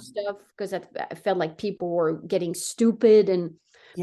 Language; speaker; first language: English; non-native, fluent; French